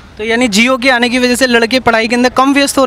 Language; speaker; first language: Hindi; native; Hindi